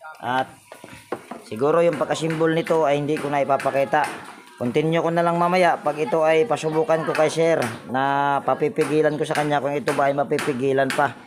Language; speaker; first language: Filipino; non-native, local second language; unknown